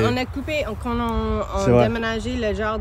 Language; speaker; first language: French; non-native, learner; English